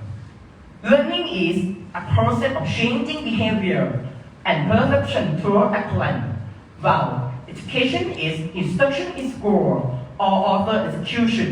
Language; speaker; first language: English; non-native, learner; Thai